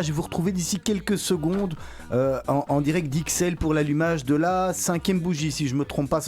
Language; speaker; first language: French; native; French